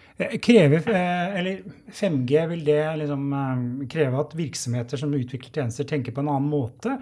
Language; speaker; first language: Norwegian; native; Norwegian